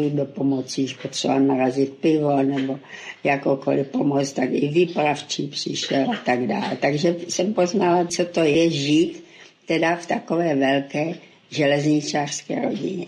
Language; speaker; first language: Czech; native; Czech